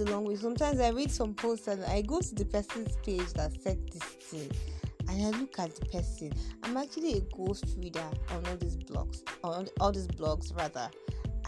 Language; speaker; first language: English; non-native, local second language; Yoruba